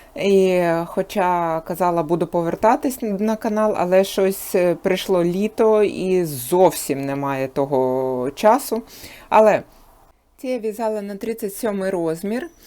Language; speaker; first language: Ukrainian; non-native, local second language; Russian